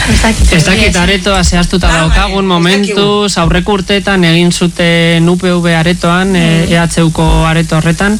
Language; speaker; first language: Basque; native; Basque